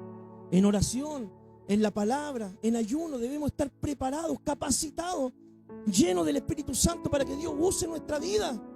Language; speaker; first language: Spanish; native; Spanish